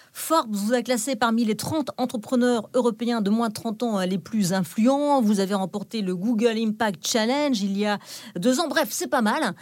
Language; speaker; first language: French; native; French